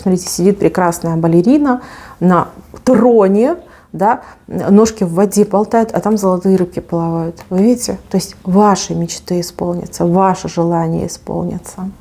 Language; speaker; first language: Russian; native; Russian